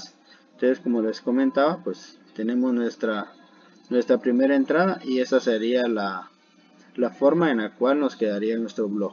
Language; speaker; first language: Spanish; native; Spanish